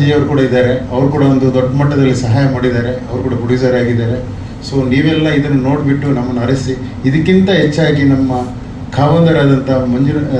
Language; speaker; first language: Kannada; non-native, local second language; Tulu